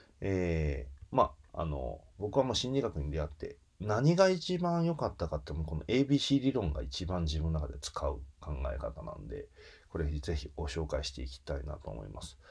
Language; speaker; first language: Japanese; native; Japanese